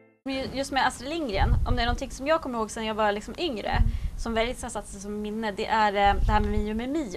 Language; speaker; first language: Swedish; native; Swedish